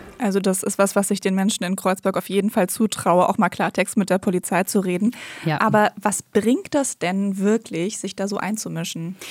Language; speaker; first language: German; native; German